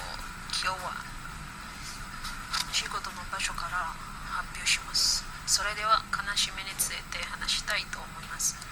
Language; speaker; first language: Japanese; non-native, learner; Indonesian